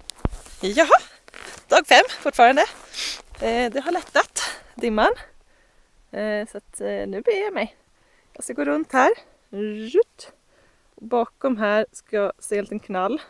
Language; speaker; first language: Swedish; native; Swedish